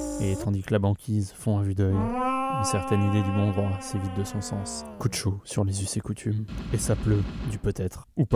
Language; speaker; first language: French; native; French